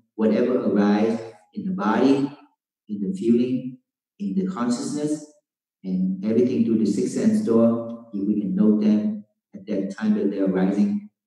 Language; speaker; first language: English; non-native, fluent; Vietnamese